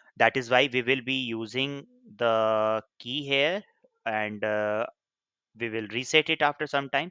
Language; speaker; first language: English; non-native, local second language; Hindi